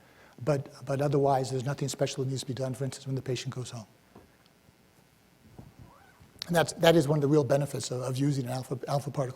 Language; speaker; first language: English; native; English